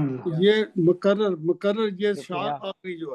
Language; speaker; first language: Hindi; non-native, local second language; Punjabi